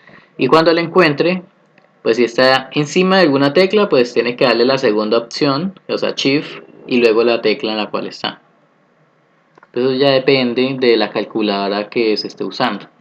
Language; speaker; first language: Spanish; native; Spanish